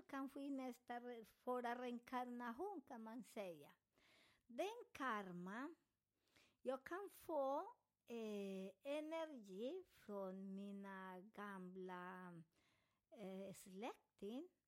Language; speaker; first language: Swedish; non-native, fluent; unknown